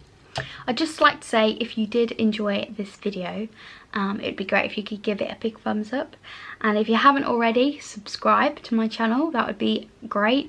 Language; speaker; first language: English; native; English